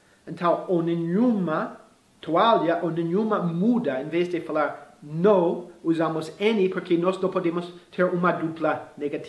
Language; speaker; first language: Portuguese; non-native, fluent; English